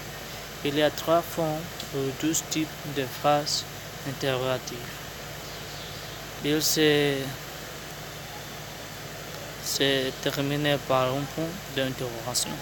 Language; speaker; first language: French; non-native, learner; Spanish